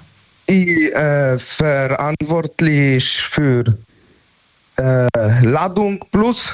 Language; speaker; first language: German; non-native, learner; Polish